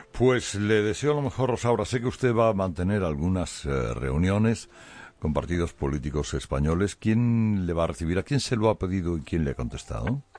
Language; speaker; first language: Spanish; native; Spanish